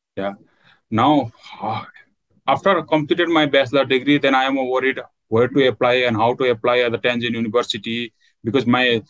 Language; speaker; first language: English; non-native, local second language; Nepali